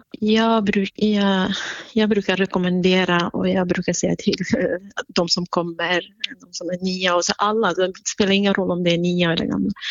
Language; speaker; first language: Swedish; non-native, fluent; Central Kurdish